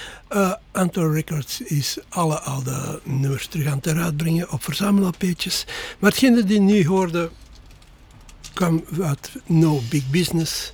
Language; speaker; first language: Dutch; native; Dutch